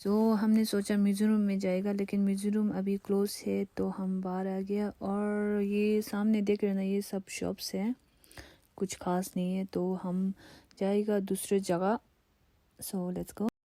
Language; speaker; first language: Hindi; non-native, local second language; Tibetan